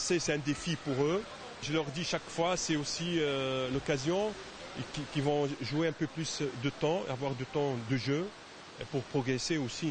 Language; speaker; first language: French; native; French